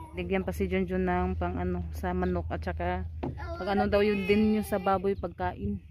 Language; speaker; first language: Filipino; non-native, local second language; Cebuano